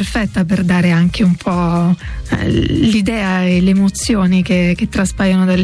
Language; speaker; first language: Italian; native; Italian